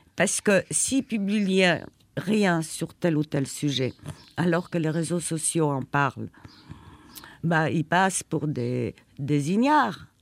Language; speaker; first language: French; non-native, fluent; Polish